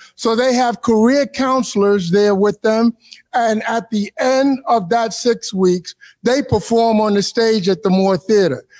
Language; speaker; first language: English; native; English